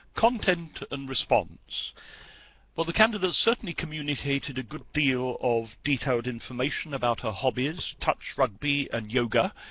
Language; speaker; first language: English; native; English